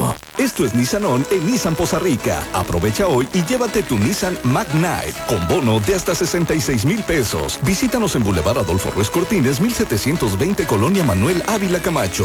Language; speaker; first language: Spanish; native; Spanish